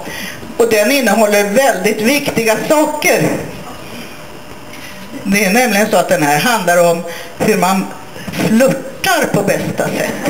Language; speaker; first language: Swedish; native; Swedish